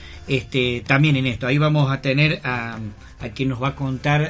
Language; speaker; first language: Spanish; native; Spanish